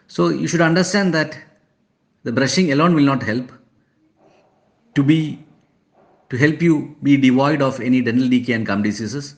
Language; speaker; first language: English; non-native, local second language; Malayalam